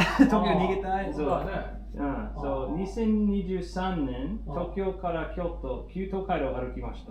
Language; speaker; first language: Japanese; non-native, learner; English